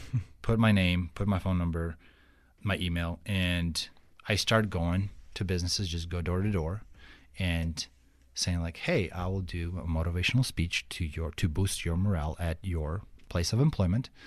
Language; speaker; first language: English; non-native, fluent; Ukrainian